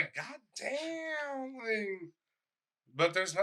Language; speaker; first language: English; native; English